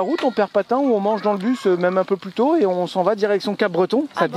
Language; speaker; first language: French; native; French